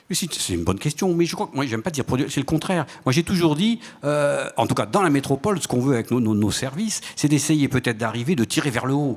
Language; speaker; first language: French; native; French